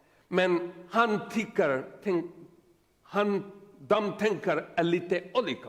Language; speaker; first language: Swedish; non-native, learner; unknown